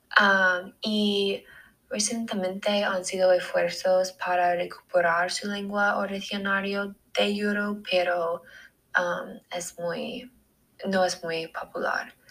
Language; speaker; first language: Spanish; non-native, learner; English